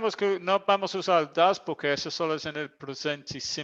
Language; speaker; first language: Spanish; non-native, fluent; English